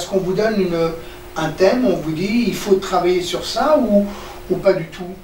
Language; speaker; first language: French; native; French